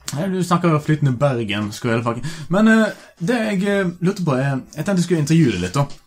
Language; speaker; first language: Norwegian; native; Norwegian